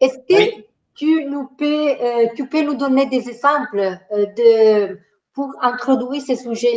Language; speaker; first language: French; non-native, fluent; Spanish